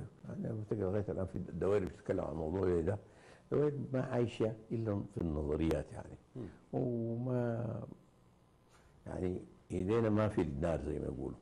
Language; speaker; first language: Arabic; native; Arabic